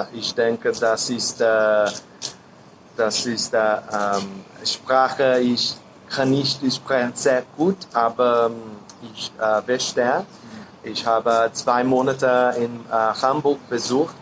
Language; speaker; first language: German; non-native, learner; Portuguese